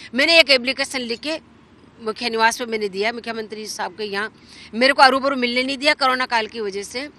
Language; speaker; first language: Hindi; native; Hindi